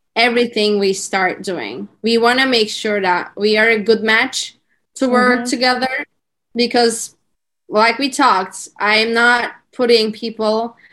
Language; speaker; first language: English; non-native, fluent; Turkish